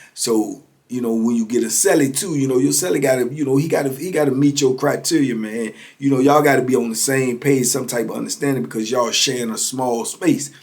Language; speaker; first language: English; native; English